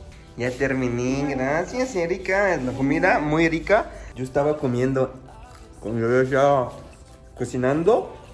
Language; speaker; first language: Spanish; non-native, fluent; Arabic